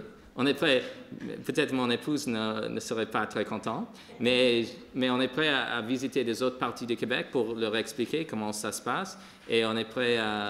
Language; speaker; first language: French; non-native, local second language; English